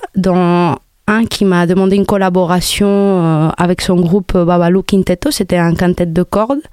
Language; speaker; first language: French; non-native, fluent; Spanish